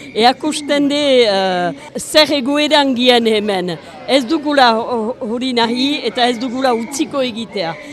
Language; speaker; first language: Basque; native; Basque